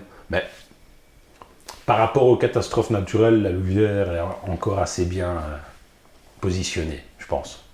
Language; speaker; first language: French; native; French